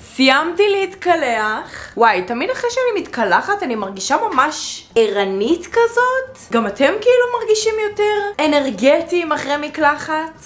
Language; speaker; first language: Hebrew; native; Hebrew